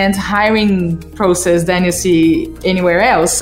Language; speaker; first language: English; non-native, fluent; Portuguese